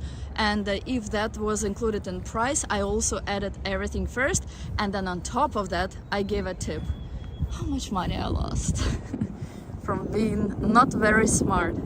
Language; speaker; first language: English; non-native, fluent; Russian